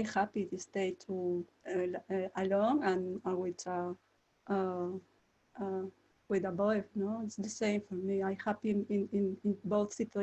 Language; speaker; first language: English; non-native, learner; Spanish